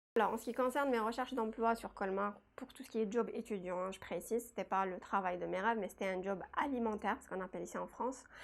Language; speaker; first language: French; non-native, local second language; Kabyle